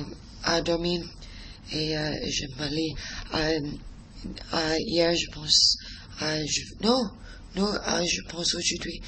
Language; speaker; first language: French; non-native, learner; English